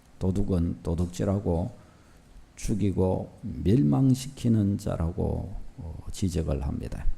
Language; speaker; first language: Korean; native; Korean